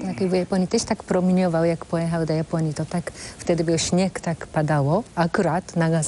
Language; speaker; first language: Polish; non-native, fluent; Japanese